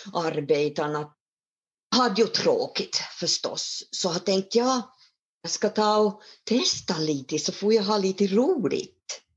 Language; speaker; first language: Swedish; native; Swedish